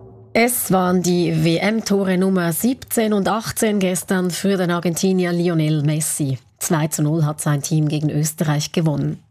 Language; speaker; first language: German; native; German